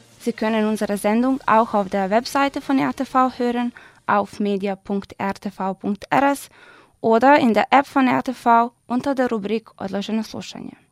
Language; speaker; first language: German; non-native, fluent; Serbian